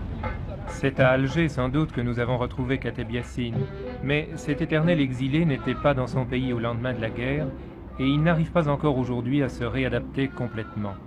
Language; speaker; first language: French; native; French